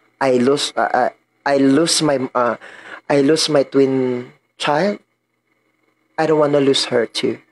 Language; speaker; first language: English; non-native, learner; Filipino